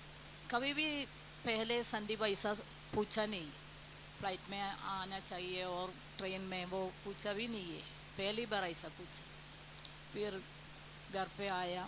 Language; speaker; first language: Hindi; non-native, local second language; Malayalam